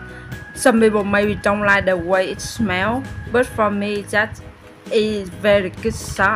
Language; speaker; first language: English; non-native, learner; Vietnamese